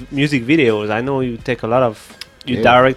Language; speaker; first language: English; non-native, fluent; French